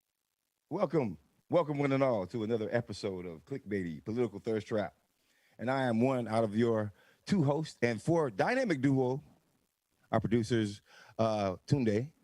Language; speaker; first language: English; native; English